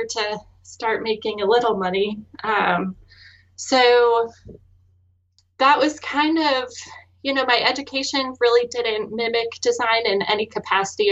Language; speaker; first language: English; native; English